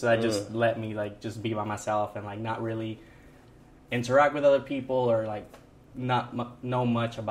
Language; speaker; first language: English; non-native, fluent; Spanish